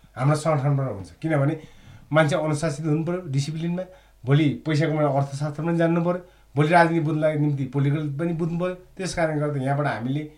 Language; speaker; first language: Nepali; native; Nepali